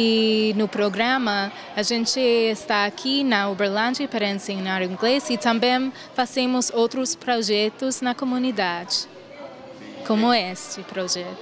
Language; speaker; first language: Portuguese; non-native, fluent; English